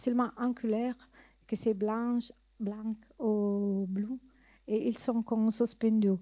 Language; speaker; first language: French; non-native, learner; Italian